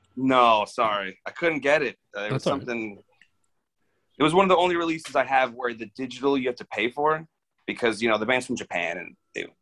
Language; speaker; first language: English; native; English